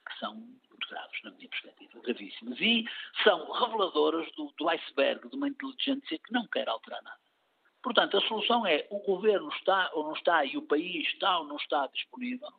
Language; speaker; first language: Portuguese; native; Portuguese